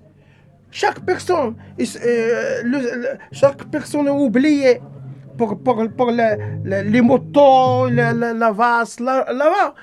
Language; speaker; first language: French; non-native, learner; Arabic